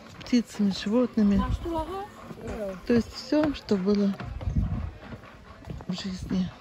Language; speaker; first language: Russian; native; Russian